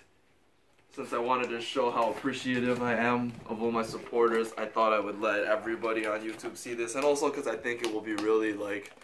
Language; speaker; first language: English; native; English